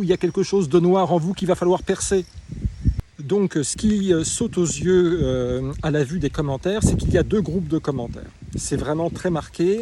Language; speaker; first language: French; native; French